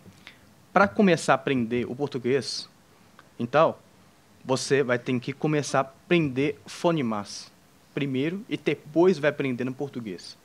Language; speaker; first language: Portuguese; non-native, fluent; Chinese